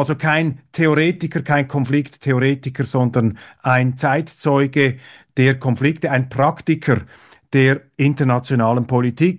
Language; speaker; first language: German; native; German